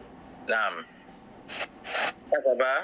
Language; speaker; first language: Arabic; non-native, learner; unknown